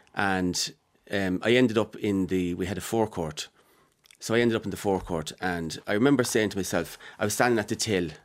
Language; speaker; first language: English; native; English